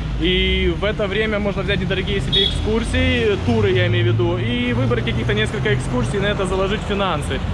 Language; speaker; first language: Russian; native; Russian